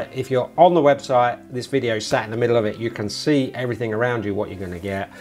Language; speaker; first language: English; native; English